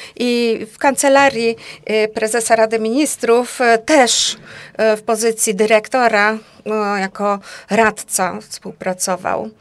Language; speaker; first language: Polish; non-native, fluent; Hungarian